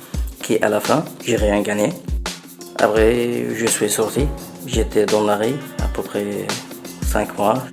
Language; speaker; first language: French; non-native, learner; Arabic